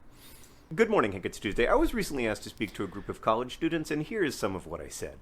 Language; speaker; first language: English; native; English